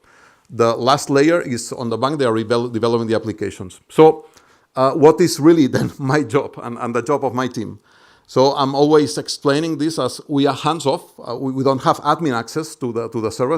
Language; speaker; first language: English; non-native, fluent; Catalan